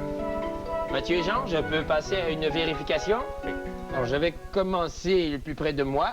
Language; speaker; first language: French; native; French